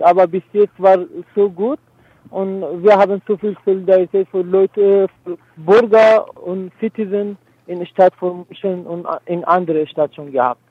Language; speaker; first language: German; non-native, learner; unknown